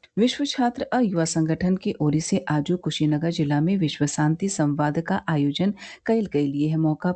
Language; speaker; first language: Bhojpuri; native; Bhojpuri